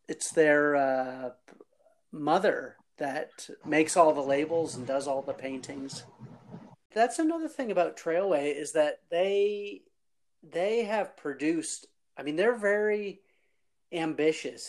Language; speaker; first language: English; native; English